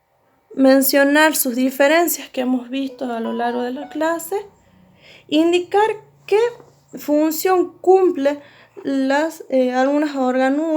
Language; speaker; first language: Spanish; native; Spanish